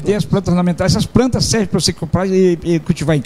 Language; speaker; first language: Portuguese; native; Portuguese